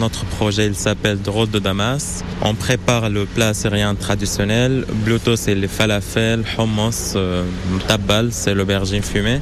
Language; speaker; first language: French; non-native, learner; Arabic